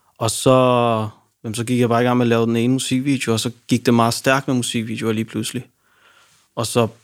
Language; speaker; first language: Danish; early bilingual, other home language; Arabic